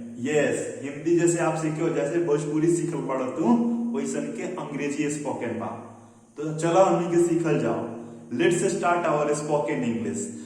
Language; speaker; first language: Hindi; non-native, local second language; Bhojpuri